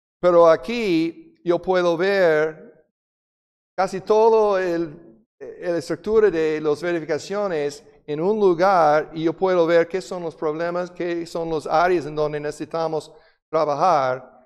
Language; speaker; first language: Spanish; non-native, fluent; English